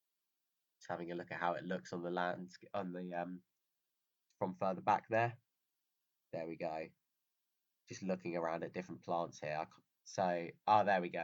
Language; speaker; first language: English; native; English